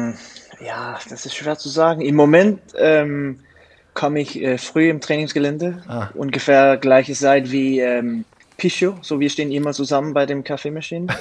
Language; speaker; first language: German; non-native, learner; Danish